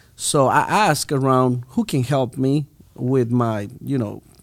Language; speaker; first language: English; non-native, fluent; Spanish